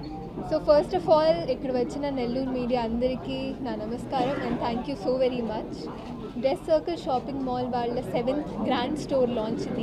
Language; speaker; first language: Telugu; non-native, fluent; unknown